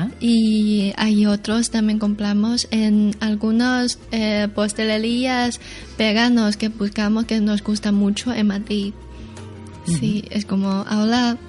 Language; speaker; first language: Spanish; non-native, learner; Chinese